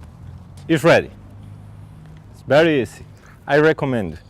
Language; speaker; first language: English; non-native, learner; Spanish